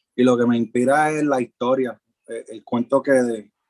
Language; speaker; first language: Spanish; early bilingual, heritage; Spanish